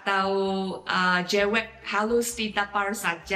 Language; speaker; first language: Indonesian; non-native, fluent; Chinese